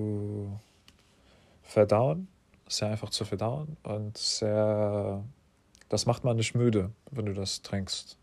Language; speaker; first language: German; non-native, fluent; English